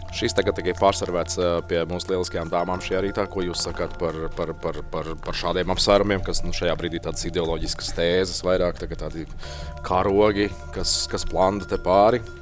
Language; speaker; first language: Latvian; native; Latvian